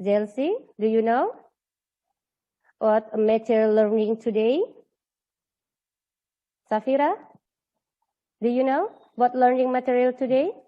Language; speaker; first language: English; non-native, learner; Indonesian